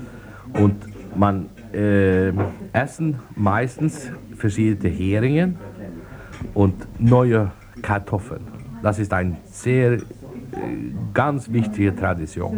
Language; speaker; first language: German; non-native, learner; Swedish